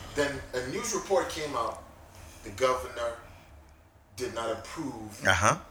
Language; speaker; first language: English; native; English